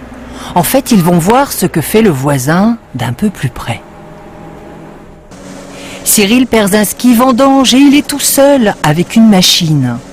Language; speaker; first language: French; native; French